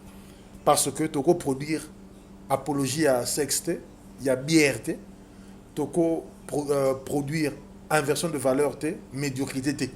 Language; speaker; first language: French; non-native, local second language; Lingala